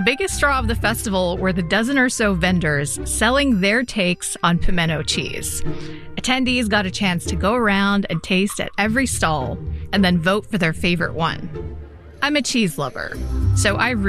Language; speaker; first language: English; native; English